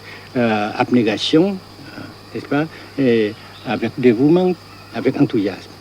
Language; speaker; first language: French; non-native, local second language; Vietnamese